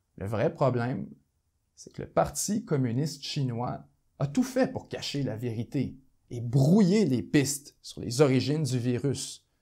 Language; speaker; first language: French; native; French